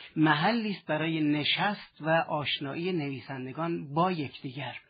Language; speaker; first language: Persian; native; Persian